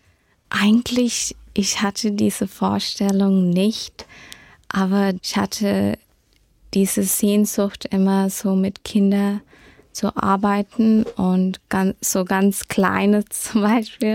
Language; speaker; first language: German; early bilingual, heritage; German